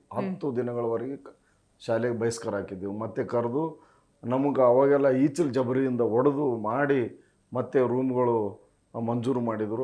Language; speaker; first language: Kannada; native; Kannada